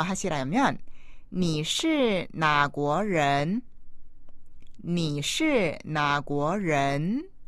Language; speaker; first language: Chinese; non-native, fluent; Korean